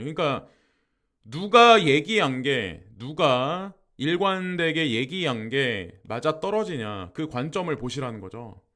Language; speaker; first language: Korean; native; Korean